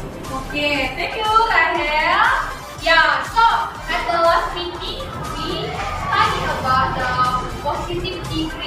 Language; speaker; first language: English; non-native, learner; Indonesian